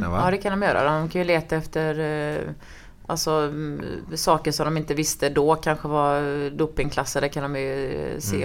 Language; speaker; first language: Swedish; native; Swedish